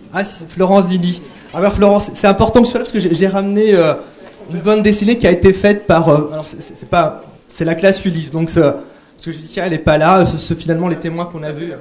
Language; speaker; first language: French; native; French